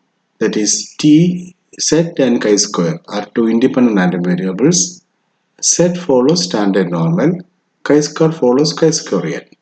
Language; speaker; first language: English; non-native, local second language; Malayalam